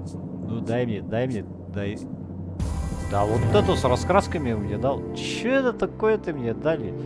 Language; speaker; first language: Russian; native; Russian